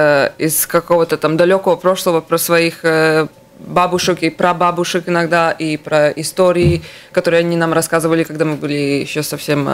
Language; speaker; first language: Russian; native; Russian